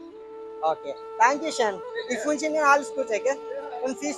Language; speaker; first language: German; non-native, learner; Hindi